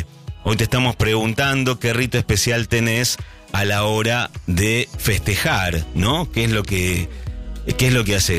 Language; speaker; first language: Spanish; native; Spanish